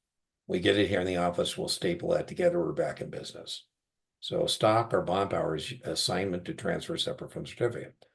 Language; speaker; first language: English; native; English